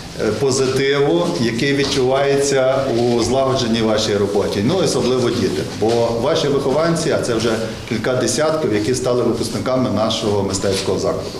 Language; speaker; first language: Ukrainian; native; Ukrainian